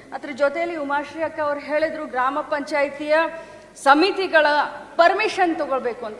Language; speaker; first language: Kannada; native; Kannada